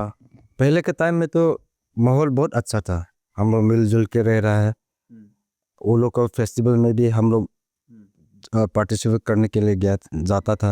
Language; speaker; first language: Hindi; non-native, local second language; Manipuri